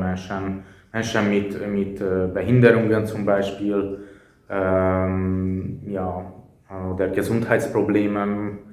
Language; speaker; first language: German; non-native, fluent; Hungarian